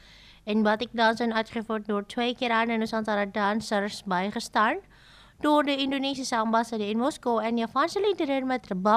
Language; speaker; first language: Dutch; non-native, fluent; Indonesian